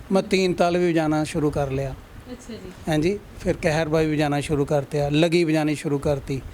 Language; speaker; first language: Hindi; non-native, local second language; Punjabi